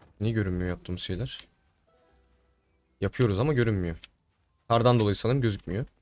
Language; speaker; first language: Turkish; native; Turkish